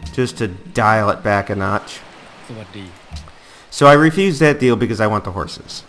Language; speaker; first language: English; native; English